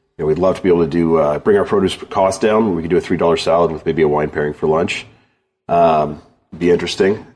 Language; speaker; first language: English; native; English